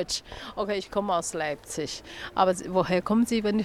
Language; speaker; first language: German; non-native, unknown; Chinese